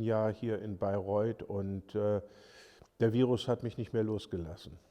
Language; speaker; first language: German; native; German